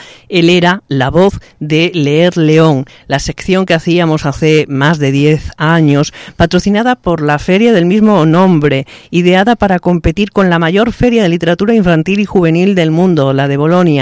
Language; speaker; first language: Spanish; native; Spanish